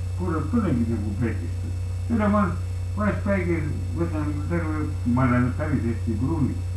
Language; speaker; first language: Estonian; native; Estonian